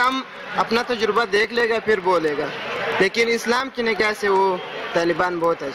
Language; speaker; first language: Hindi; non-native, local second language; Pashto